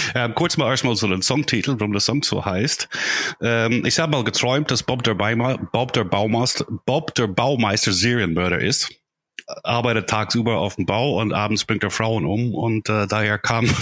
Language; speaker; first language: German; non-native, fluent; English